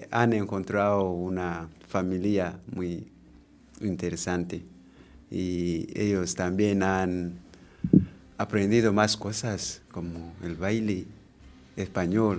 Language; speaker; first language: Spanish; non-native, learner; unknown